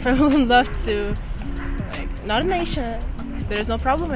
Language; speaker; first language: English; non-native, learner; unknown